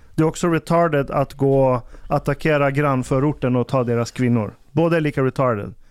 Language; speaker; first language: Swedish; native; Swedish